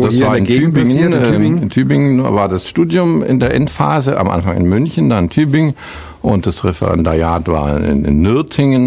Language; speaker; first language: German; native; German